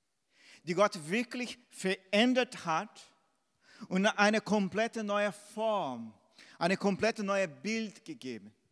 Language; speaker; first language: German; non-native, fluent; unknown